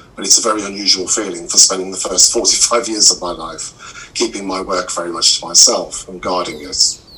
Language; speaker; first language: English; native; English